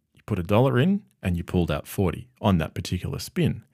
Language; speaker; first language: English; native; English